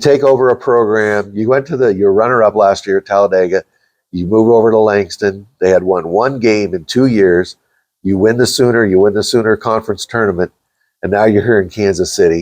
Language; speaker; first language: English; native; English